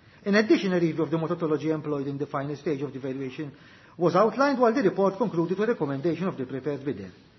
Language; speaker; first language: English; non-native, local second language; Maltese